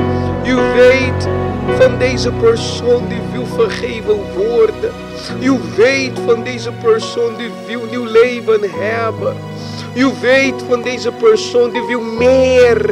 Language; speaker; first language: Dutch; non-native, fluent; Portuguese